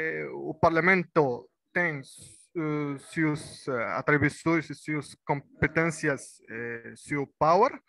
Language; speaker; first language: Portuguese; non-native, learner; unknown